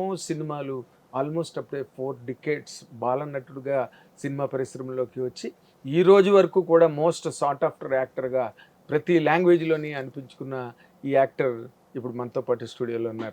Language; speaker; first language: Telugu; native; Telugu